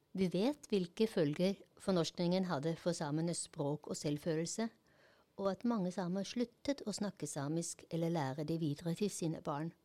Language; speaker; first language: Norwegian; non-native, fluent; German